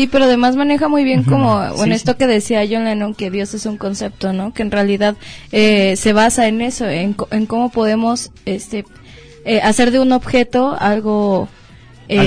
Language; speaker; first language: Spanish; native; Spanish